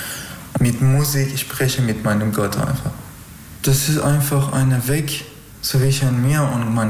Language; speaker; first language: German; non-native, learner; Persian